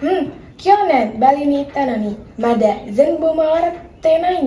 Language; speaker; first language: Japanese; non-native, learner; Indonesian